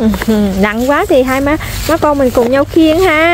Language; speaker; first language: Vietnamese; native; Vietnamese